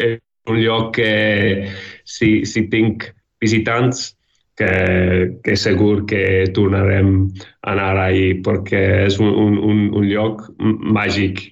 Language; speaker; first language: Catalan; non-native, learner; English